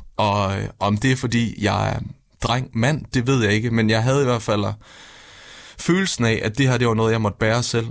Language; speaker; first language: Danish; native; Danish